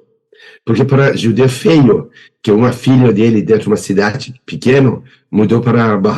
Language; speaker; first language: Portuguese; non-native, learner; Persian